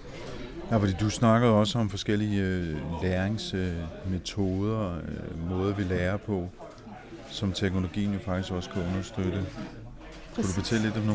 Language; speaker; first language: Danish; native; Danish